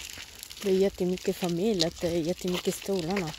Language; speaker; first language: Swedish; non-native, learner; Cebuano